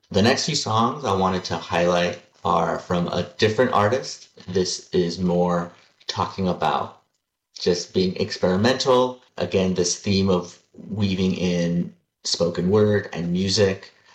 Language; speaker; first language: English; early bilingual, other home language; Spanish